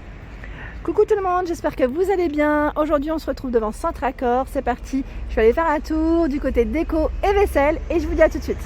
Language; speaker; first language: French; native; French